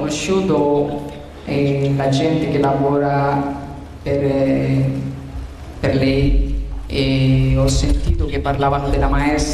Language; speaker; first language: Italian; non-native, learner; Spanish